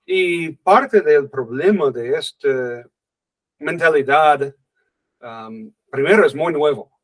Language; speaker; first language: Spanish; non-native, fluent; English